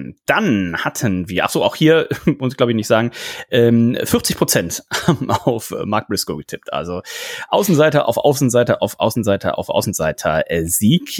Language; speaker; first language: German; native; German